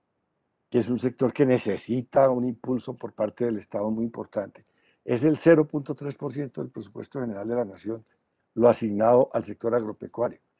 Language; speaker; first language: Spanish; native; Spanish